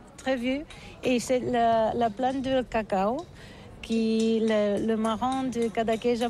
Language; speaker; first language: French; non-native, learner; Catalan